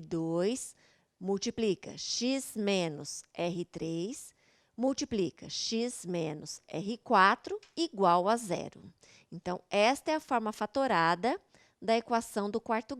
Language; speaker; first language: Portuguese; native; Portuguese